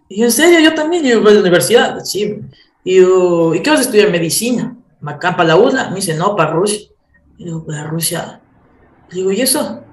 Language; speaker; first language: Spanish; native; Spanish